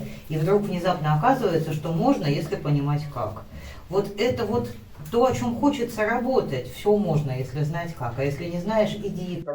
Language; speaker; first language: Russian; native; Russian